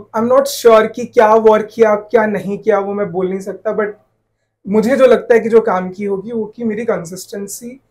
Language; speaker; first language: Hindi; non-native, local second language; Odia